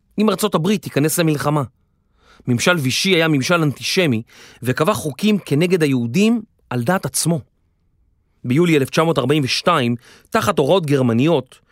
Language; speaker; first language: Hebrew; native; Hebrew